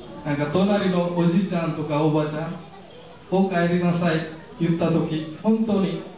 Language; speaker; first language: Japanese; non-native, fluent; Marathi